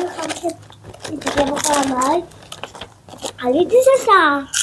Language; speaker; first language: Persian; non-native, learner; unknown